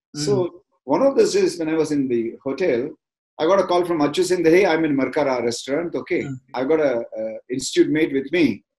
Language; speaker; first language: English; non-native, local second language; Tamil